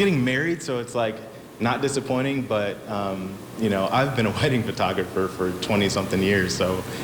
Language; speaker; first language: English; native; English